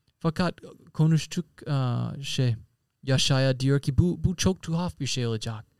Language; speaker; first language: Turkish; non-native, fluent; English